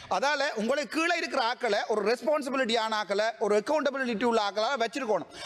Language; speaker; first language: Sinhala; non-native, local second language; Tamil